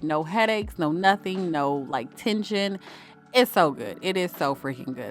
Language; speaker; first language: English; native; English